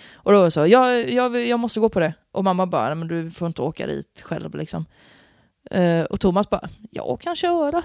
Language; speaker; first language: Swedish; native; Swedish